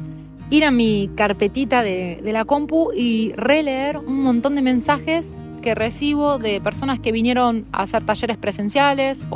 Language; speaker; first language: Spanish; native; Spanish